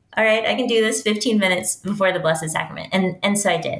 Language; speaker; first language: English; native; English